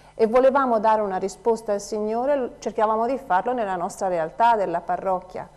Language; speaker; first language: Italian; native; Italian